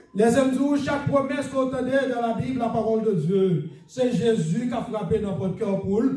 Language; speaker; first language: French; non-native, learner; English